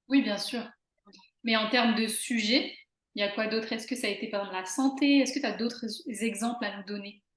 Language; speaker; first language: French; native; French